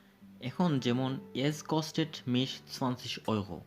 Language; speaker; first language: German; non-native, learner; Bangla